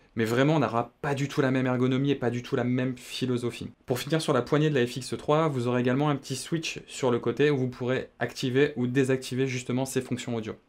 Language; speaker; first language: French; native; French